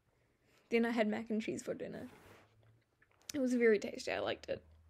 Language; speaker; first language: English; native; English